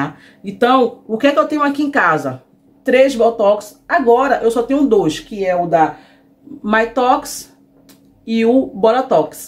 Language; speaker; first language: Portuguese; native; Portuguese